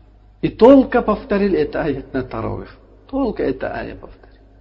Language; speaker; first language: Russian; non-native, learner; Uzbek